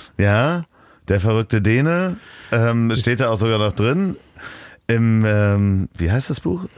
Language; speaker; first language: German; native; German